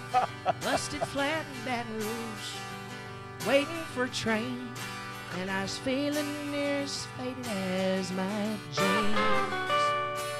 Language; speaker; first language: English; native; English